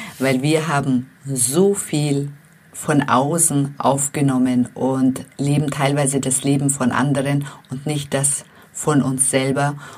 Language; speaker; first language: German; non-native, fluent; Turkish